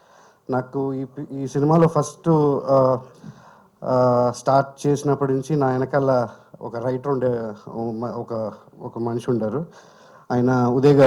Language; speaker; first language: Telugu; native; Telugu